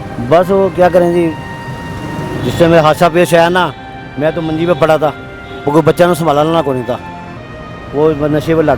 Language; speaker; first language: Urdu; non-native, local second language; Punjabi